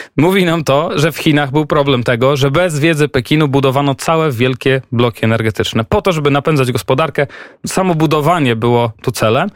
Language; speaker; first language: Polish; native; Polish